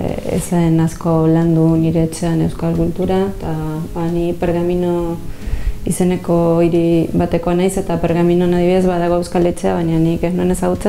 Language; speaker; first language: Basque; non-native, fluent; Spanish